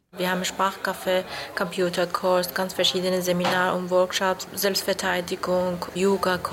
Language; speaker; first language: German; non-native, fluent; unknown